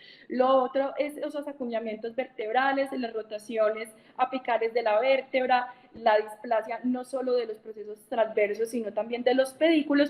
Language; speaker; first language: Spanish; native; Spanish